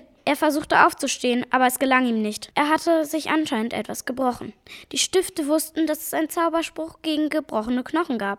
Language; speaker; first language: German; native; German